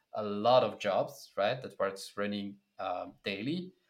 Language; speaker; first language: English; non-native, fluent; French